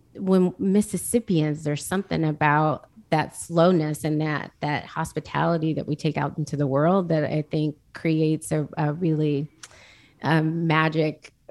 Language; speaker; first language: English; native; English